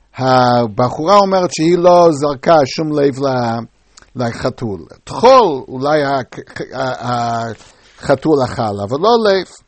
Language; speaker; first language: Hebrew; non-native, fluent; English